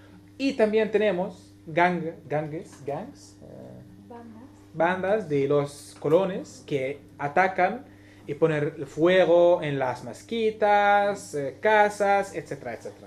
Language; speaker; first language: Spanish; non-native, learner; Arabic